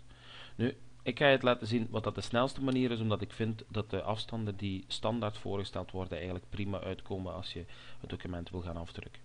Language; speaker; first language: Dutch; native; Dutch